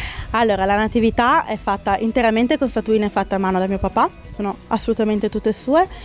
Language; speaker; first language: Italian; native; Italian